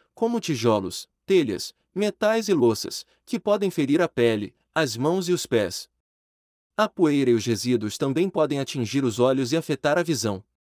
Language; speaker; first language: Portuguese; native; Portuguese